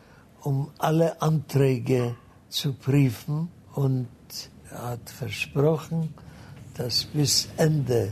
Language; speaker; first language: German; non-native, fluent; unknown